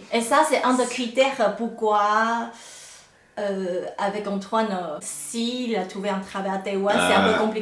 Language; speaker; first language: French; non-native, fluent; Chinese